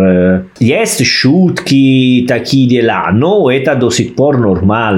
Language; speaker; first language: Russian; non-native, fluent; Italian